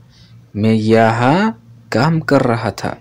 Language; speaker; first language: Hindi; non-native, fluent; Bangla